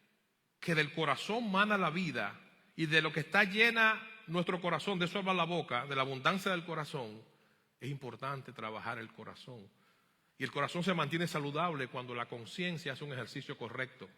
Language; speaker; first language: Spanish; native; Spanish